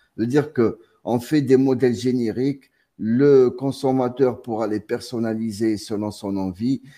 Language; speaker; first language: French; non-native, local second language; Arabic